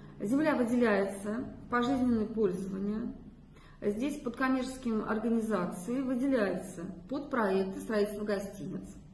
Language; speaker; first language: Russian; native; Russian